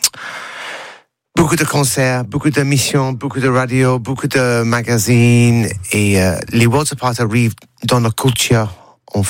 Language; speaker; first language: French; non-native, learner; English